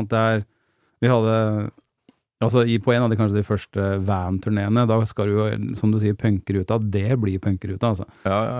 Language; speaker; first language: Norwegian; native; Norwegian